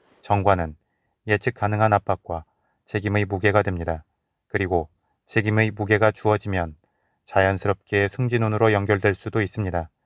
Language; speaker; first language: Korean; native; Korean